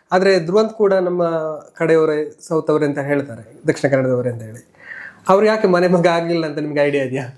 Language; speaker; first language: Kannada; native; Kannada